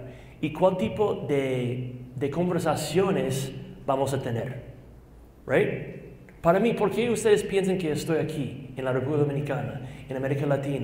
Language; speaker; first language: Spanish; non-native, fluent; English